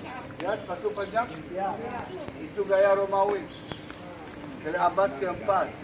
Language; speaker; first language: Indonesian; non-native, learner; Hebrew